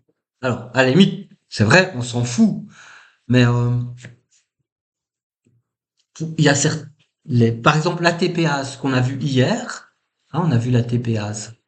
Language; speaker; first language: French; native; French